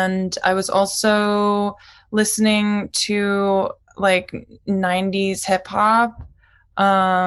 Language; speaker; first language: English; early bilingual, other home language; Japanese